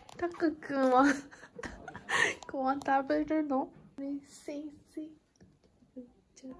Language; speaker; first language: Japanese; non-native, learner; Korean